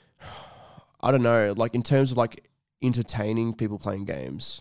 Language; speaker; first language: English; native; English